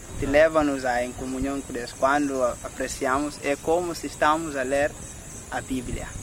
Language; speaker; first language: Portuguese; non-native, local second language; Upper Guinea Crioulo